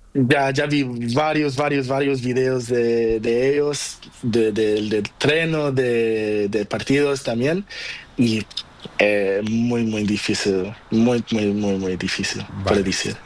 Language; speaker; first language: Spanish; non-native, learner; Portuguese